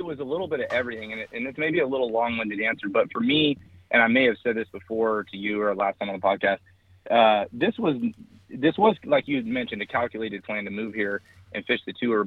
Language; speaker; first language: English; native; English